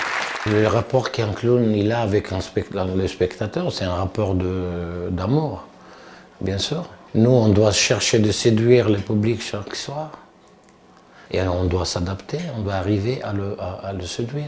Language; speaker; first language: French; non-native, fluent; Italian